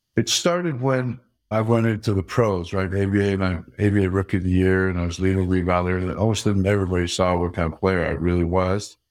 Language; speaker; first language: English; early bilingual, other home language; Dutch